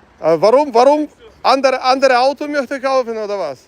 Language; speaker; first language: German; non-native, learner; Ukrainian